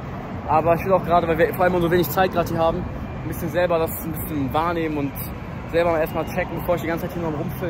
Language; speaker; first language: German; native; German